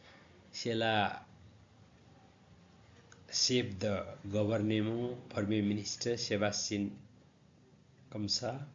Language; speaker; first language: French; non-native, learner; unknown